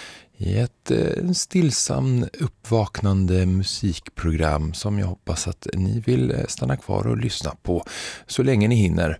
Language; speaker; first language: Swedish; native; Swedish